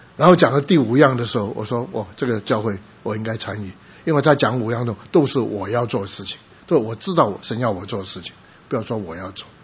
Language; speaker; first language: Chinese; non-native, local second language; Cantonese